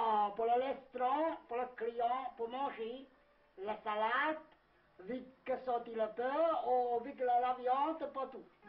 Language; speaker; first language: French; non-native, learner; Chinese